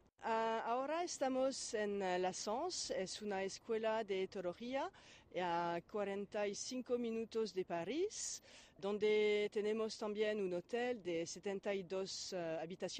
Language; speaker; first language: Spanish; non-native, fluent; French